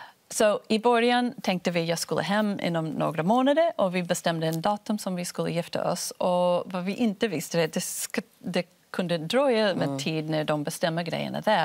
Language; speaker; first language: Swedish; non-native, fluent; Spanish